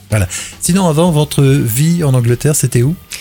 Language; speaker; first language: French; native; French